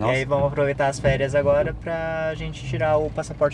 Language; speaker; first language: Portuguese; native; Portuguese